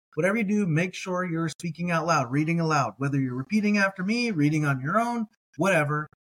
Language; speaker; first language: English; native; English